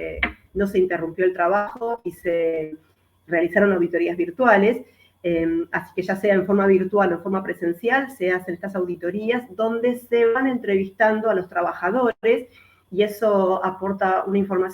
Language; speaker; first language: Spanish; native; Spanish